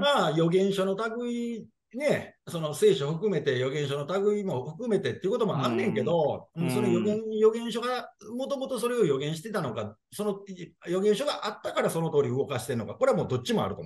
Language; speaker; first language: Japanese; native; Japanese